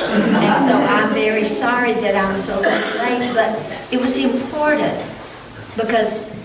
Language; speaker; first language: English; native; English